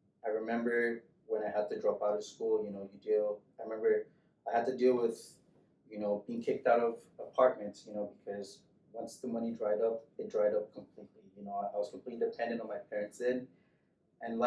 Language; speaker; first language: English; non-native, local second language; Yoruba